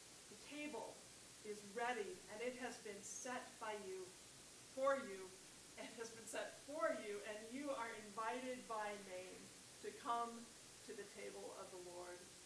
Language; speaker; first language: English; native; English